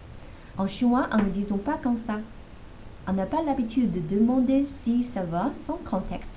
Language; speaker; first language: French; non-native, fluent; Chinese